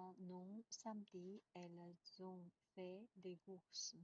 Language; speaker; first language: French; non-native, learner; Chinese